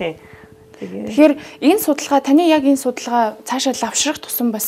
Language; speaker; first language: Mongolian; native; Mongolian